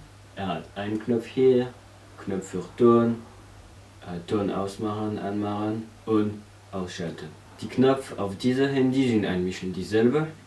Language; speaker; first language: German; non-native, learner; French